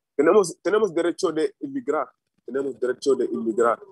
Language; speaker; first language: Spanish; non-native, fluent; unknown